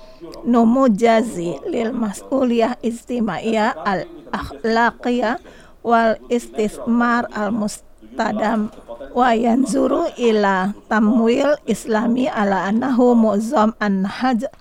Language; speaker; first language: Arabic; non-native, fluent; Indonesian